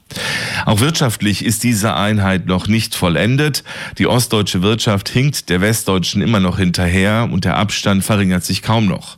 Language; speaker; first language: German; native; German